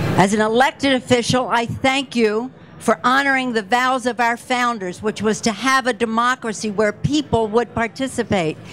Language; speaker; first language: English; native; English